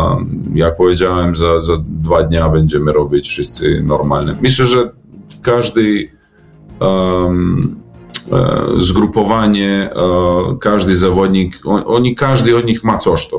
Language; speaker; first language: Polish; non-native, learner; Serbian